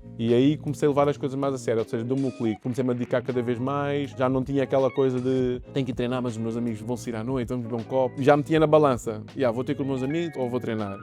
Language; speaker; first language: Portuguese; early bilingual, other home language; Kabuverdianu